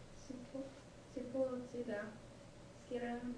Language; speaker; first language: Japanese; non-native, learner; English